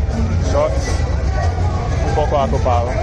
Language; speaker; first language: Spanish; early bilingual, heritage; Haitian Creole